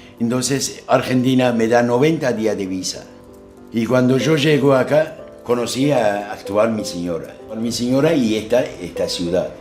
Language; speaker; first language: Spanish; non-native, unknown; Azerbaijani